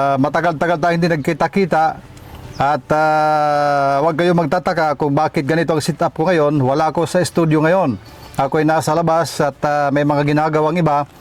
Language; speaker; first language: Filipino; non-native, local second language; Waray